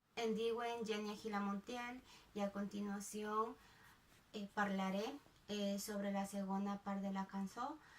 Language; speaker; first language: Catalan; non-native, local second language; Spanish